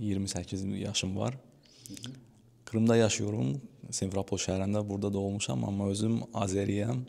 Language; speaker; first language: Turkish; non-native, learner; Azerbaijani